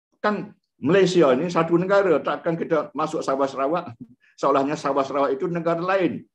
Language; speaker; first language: Malay; non-native, local second language; Iban